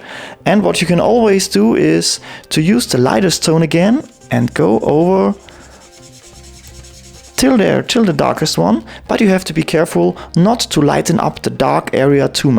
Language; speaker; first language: English; non-native, fluent; German